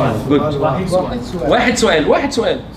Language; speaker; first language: Arabic; non-native, fluent; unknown